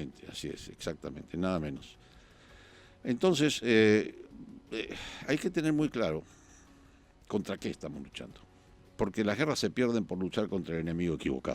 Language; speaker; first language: Spanish; native; Spanish